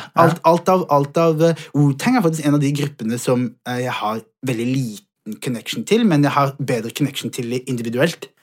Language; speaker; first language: Norwegian; early bilingual, other home language; Somali